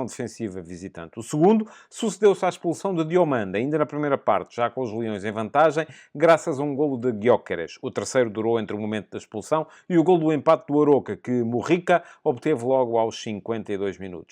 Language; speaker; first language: Portuguese; native; Portuguese